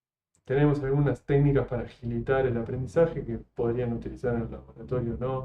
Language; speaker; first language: Spanish; native; Spanish